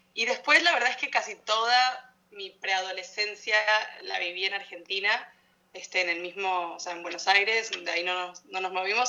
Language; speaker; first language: Spanish; native; Spanish